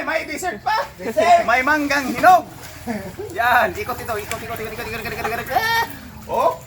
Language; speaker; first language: Filipino; non-native, local second language; Cebuano